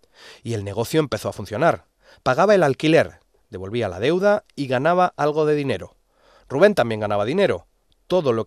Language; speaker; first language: Spanish; native; Spanish